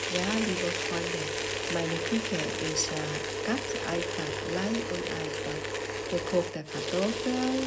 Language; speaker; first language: Thai; native; Thai